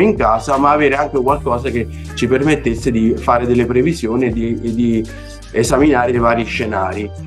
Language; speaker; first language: Italian; native; Italian